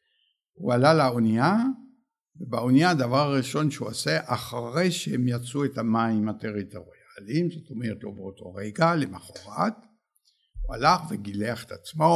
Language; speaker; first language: Hebrew; early bilingual, other home language; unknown